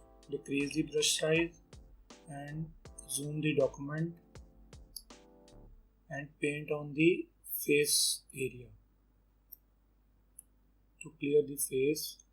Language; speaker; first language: English; non-native, local second language; Hindi